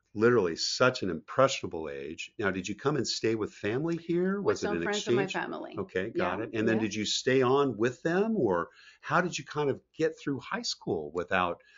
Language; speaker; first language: English; native; English